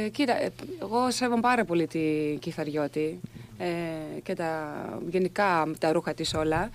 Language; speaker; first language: Greek; early bilingual, other home language; Swedish